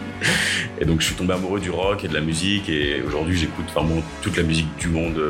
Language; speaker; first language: French; native; French